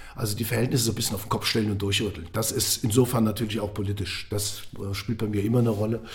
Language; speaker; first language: German; native; German